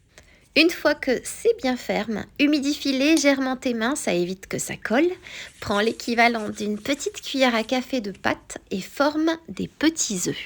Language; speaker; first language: French; native; French